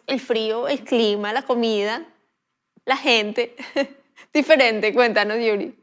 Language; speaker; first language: Spanish; native; Spanish